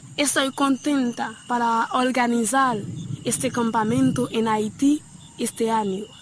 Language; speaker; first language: Spanish; non-native, learner; Haitian Creole